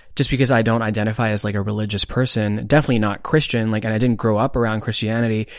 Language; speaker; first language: English; non-native, local second language; Hindi